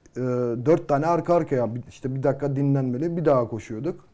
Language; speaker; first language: Turkish; native; Turkish